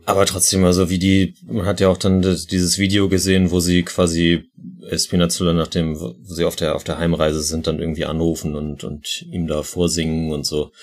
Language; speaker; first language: German; native; German